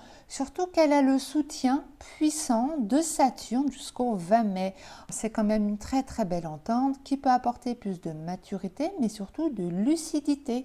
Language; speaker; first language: French; native; French